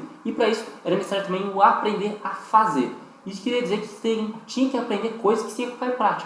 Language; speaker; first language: Portuguese; native; Portuguese